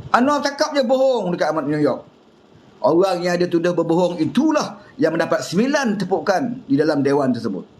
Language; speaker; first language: Malay; native; Malay